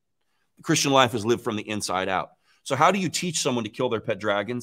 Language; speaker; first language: English; native; English